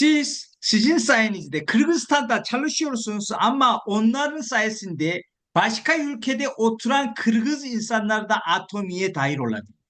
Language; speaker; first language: Turkish; non-native, fluent; Korean